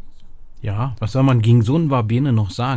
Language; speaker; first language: German; native; German